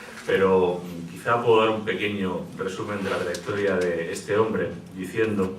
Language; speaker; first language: Spanish; native; Spanish